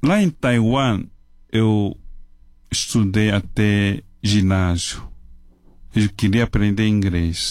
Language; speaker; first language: Portuguese; non-native, fluent; Chinese